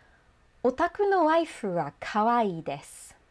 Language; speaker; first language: Japanese; non-native, fluent; English